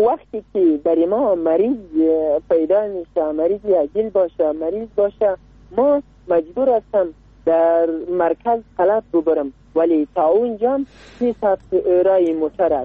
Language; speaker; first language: Persian; non-native, local second language; Pashto